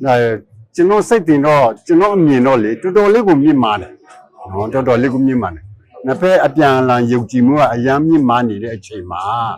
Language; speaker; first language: Burmese; non-native, local second language; S'gaw Karen